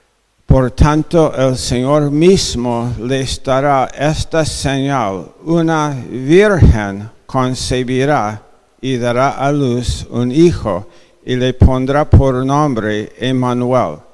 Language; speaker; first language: Spanish; non-native, fluent; English